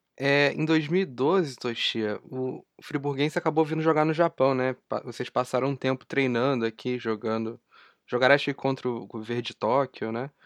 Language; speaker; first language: Portuguese; native; Portuguese